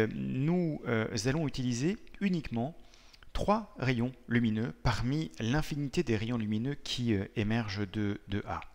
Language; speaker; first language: French; native; French